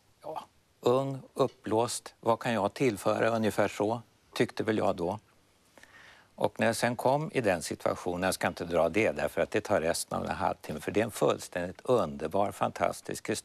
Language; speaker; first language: Swedish; native; Swedish